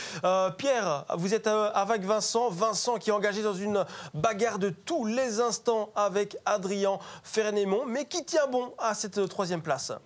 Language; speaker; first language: French; native; French